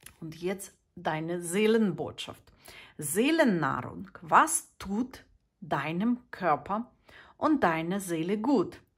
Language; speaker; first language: German; non-native, fluent; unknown